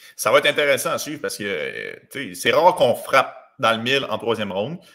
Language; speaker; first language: French; native; French